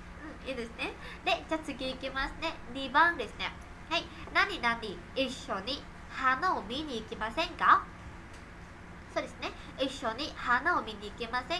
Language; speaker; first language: Japanese; non-native, fluent; Vietnamese